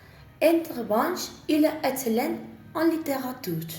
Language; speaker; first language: French; non-native, learner; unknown